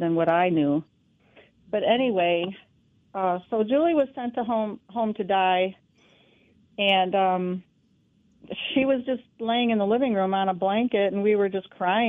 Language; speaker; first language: English; native; English